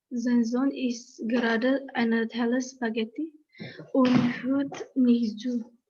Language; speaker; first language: German; non-native, learner; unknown